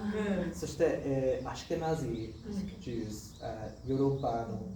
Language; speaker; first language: Japanese; non-native, learner; English